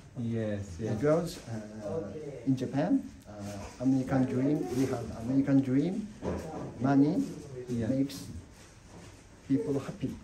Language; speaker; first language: English; non-native, learner; Japanese